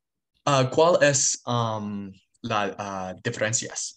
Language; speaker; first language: Spanish; non-native, learner; English